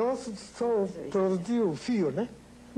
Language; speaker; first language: Portuguese; non-native, learner; Japanese